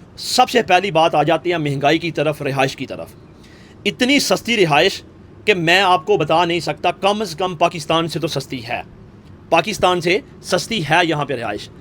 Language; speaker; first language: Urdu; native; Urdu